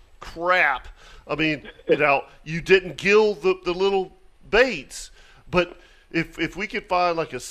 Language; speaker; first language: English; native; English